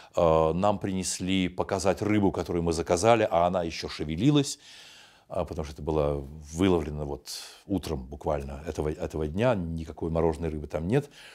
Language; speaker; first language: Russian; native; Russian